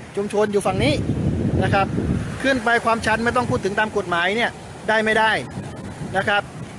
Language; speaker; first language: Thai; native; Thai